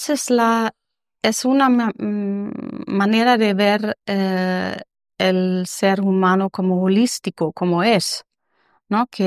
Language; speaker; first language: Spanish; non-native, learner; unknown